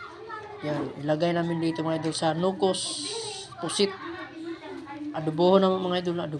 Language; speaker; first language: Filipino; non-native, local second language; Cebuano